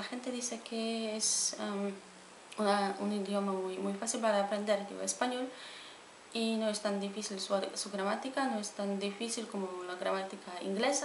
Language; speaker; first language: Spanish; non-native, fluent; Polish